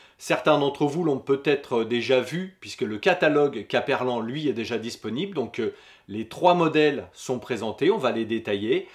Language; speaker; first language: French; native; French